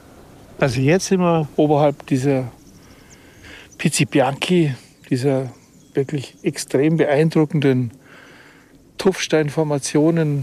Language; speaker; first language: German; native; German